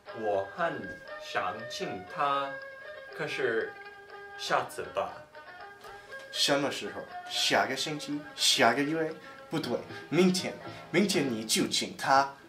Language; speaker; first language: Chinese; non-native, learner; English